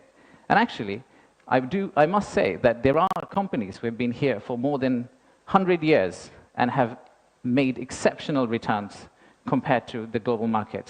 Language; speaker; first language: English; non-native, local second language; Bangla